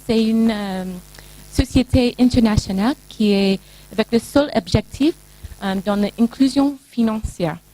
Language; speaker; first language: French; non-native, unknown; English